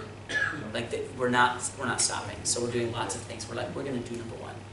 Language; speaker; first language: English; native; English